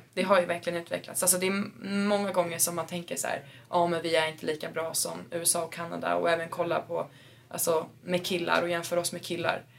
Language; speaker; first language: Swedish; native; Swedish